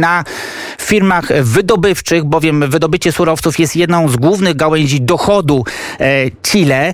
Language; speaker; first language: Polish; native; Polish